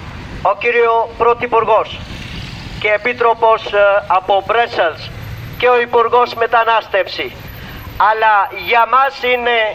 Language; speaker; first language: Greek; non-native, learner; Urdu